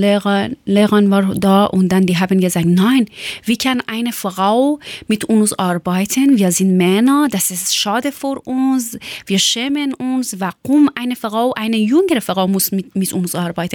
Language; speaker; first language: German; non-native, learner; Persian